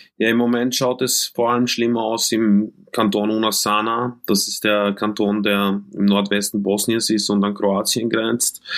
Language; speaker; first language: German; early bilingual, other home language; Croatian